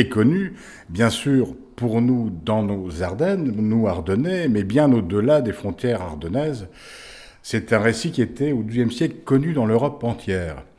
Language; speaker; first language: French; native; French